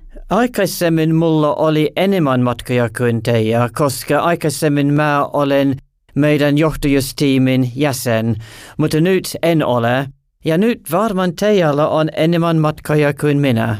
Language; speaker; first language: Finnish; non-native, learner; English